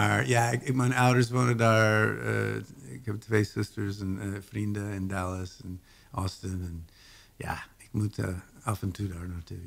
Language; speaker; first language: Dutch; non-native, learner; English